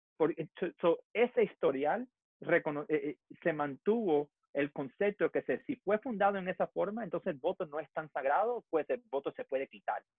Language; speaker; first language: Spanish; early bilingual, heritage; Spanish